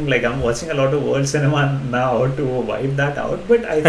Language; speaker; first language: English; non-native, local second language; Hindi